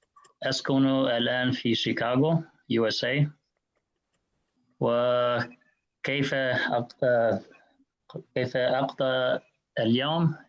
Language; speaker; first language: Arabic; non-native, learner; Albanian